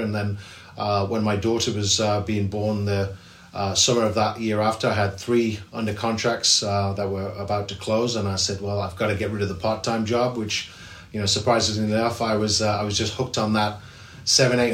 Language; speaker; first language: English; native; English